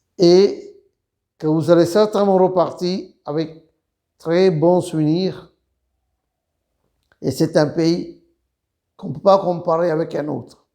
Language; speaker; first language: French; non-native, fluent; Sinhala